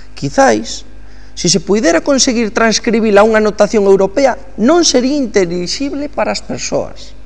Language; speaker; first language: Galician; native; Galician